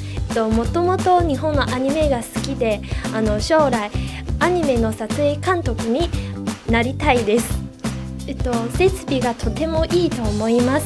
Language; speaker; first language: Japanese; non-native, fluent; Chinese